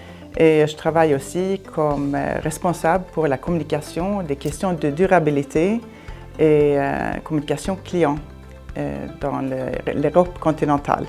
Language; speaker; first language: French; non-native, fluent; Swedish